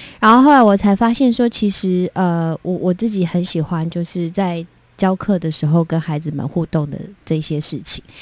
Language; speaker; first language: Chinese; non-native, local second language; Min Nan Chinese